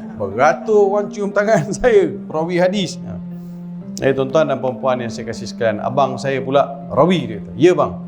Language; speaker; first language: Malay; non-native, local second language; Tamil